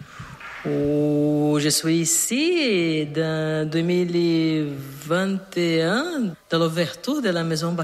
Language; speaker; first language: French; non-native, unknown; Portuguese